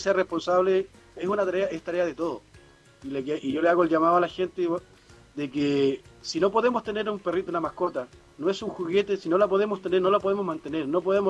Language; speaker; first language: Spanish; native; Spanish